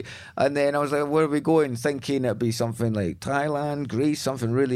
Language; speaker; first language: English; native; English